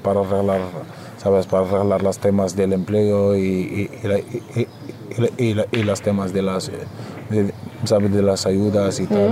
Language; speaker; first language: Spanish; non-native, fluent; Arabic